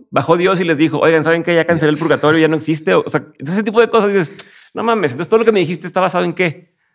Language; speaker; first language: Spanish; native; Spanish